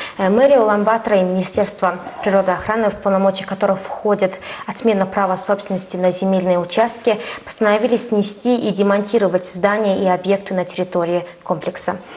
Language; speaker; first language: Russian; non-native, fluent; Mongolian